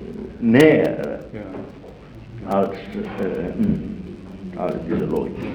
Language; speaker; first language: German; non-native, fluent; Italian